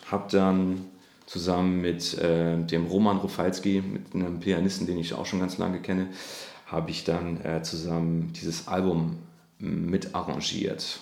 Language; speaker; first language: German; native; German